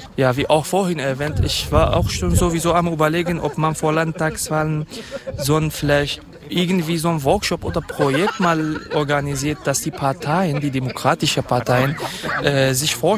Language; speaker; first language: German; non-native, fluent; Kurdish